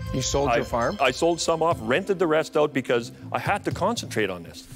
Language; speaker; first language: English; native; English